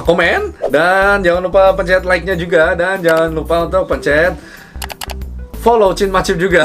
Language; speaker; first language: Indonesian; early bilingual, other home language; Korean